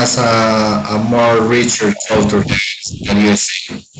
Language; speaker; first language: English; non-native, fluent; Spanish